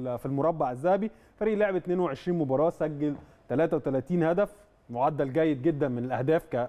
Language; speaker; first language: Arabic; native; Arabic